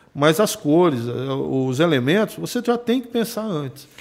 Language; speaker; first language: Portuguese; native; Portuguese